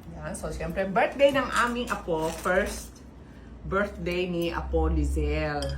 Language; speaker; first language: Filipino; native; Filipino